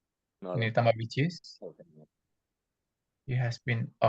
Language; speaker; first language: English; non-native, fluent; Indonesian